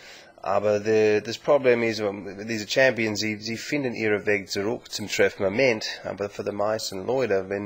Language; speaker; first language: German; non-native, learner; English